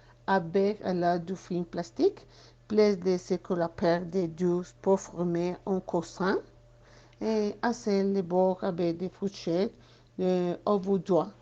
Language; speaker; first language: French; non-native, learner; Spanish